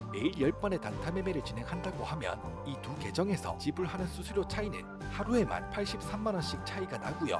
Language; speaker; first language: Korean; native; Korean